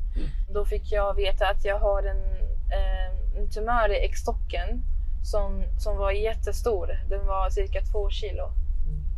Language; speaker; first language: Swedish; non-native, fluent; Arabic